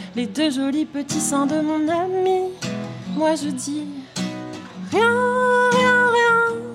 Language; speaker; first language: French; native; French